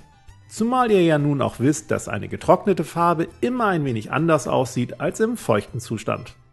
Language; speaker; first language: German; native; German